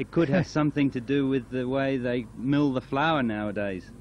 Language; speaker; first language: English; native; English